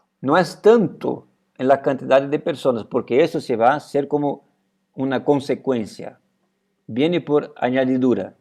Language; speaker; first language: Spanish; non-native, fluent; Portuguese